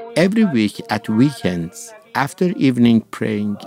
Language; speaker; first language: English; non-native, fluent; Persian